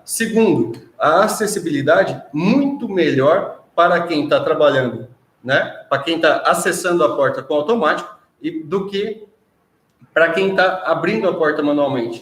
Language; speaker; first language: Portuguese; native; Portuguese